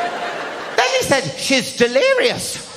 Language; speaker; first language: English; native; English